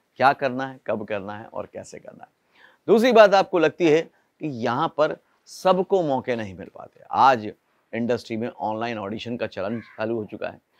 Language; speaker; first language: Hindi; native; Hindi